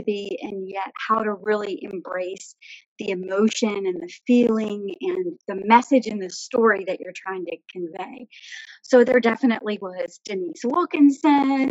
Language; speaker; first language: English; native; English